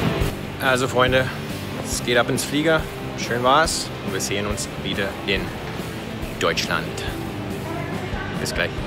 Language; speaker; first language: German; non-native, fluent; English